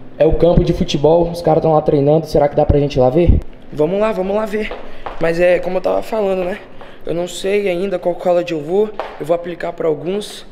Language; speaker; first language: Portuguese; early bilingual, heritage; Portuguese